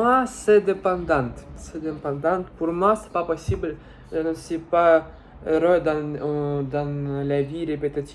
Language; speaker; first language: French; non-native, learner; Russian